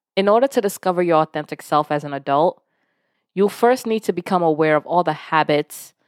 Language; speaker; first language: English; early bilingual, other home language; Yoruba